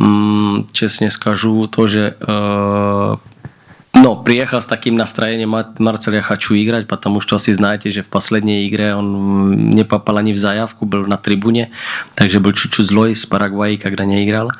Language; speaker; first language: Russian; non-native, learner; Slovak